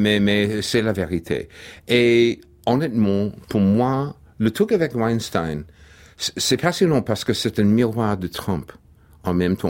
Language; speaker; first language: French; non-native, fluent; English